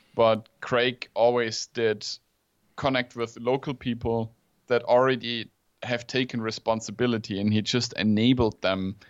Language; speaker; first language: English; non-native, fluent; German